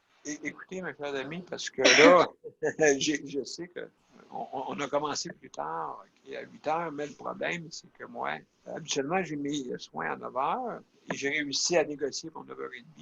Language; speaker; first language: French; native; French